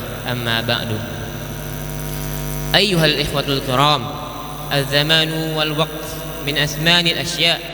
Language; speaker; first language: Arabic; non-native, learner; Indonesian